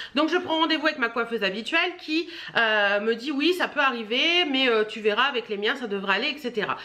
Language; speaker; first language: French; native; French